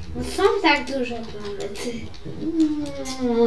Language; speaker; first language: Polish; early bilingual, heritage; Polish